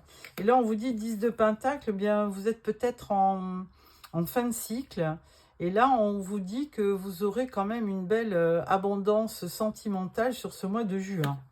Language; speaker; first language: French; native; French